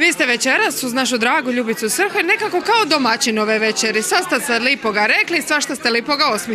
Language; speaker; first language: Croatian; native; Croatian